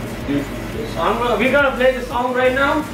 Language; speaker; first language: English; non-native, fluent; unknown